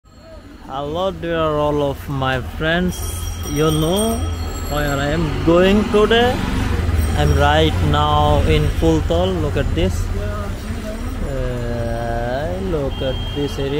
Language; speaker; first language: English; non-native, learner; Bangla